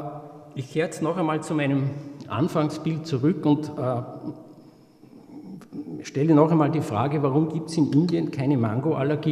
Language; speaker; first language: German; native; German